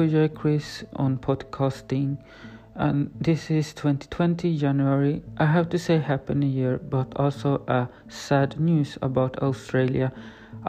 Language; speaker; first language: English; non-native, learner; Swedish